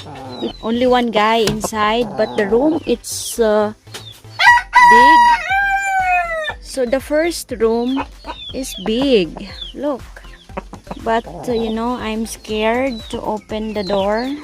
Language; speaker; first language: English; non-native, local second language; Filipino